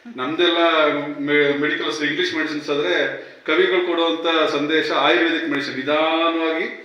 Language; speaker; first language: Kannada; native; Kannada